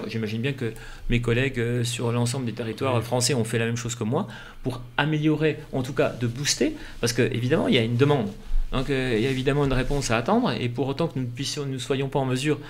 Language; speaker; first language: French; native; French